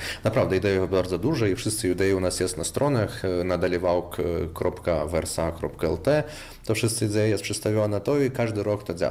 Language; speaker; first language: Polish; non-native, local second language; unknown